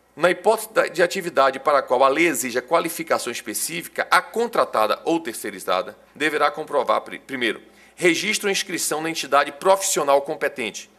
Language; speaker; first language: Portuguese; native; Portuguese